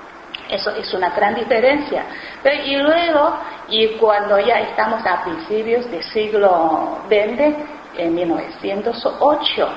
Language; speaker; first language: Spanish; non-native, fluent; Chinese